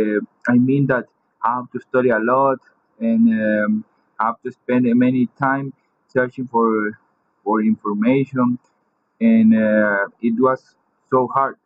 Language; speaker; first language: English; non-native, fluent; Spanish